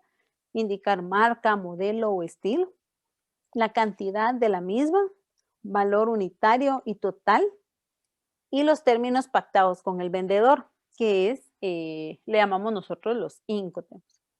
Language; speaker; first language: Spanish; native; Spanish